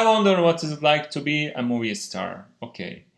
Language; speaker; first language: English; non-native, fluent; Turkish